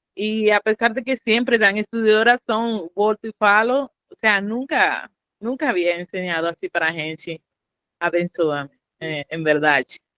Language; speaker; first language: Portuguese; non-native, learner; Spanish